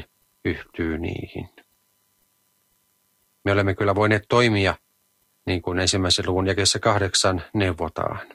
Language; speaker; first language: Finnish; native; Finnish